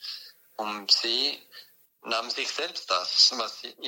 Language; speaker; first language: German; non-native, fluent; French